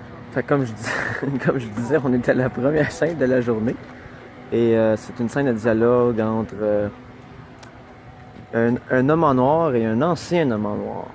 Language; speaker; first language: French; native; French